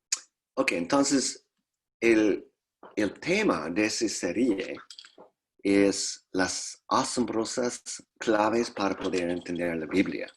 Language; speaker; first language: Spanish; non-native, fluent; English